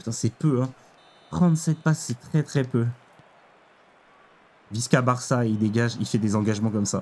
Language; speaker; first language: French; native; French